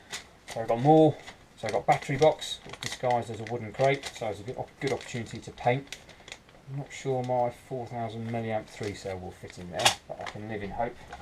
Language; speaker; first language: English; native; English